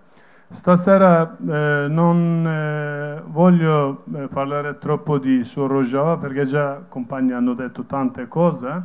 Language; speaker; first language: Italian; non-native, learner; Kurdish